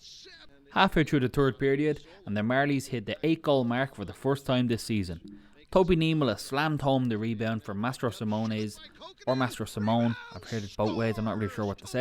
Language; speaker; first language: English; native; English